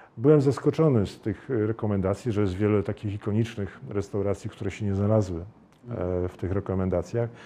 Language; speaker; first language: Polish; native; Polish